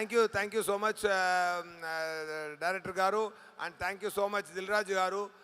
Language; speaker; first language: Telugu; non-native, learner; Tamil